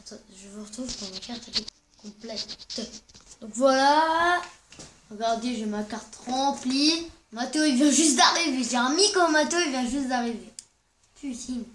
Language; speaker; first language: French; native; French